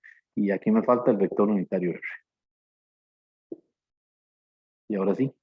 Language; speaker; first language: Spanish; native; Spanish